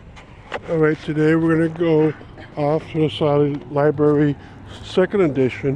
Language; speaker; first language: English; native; English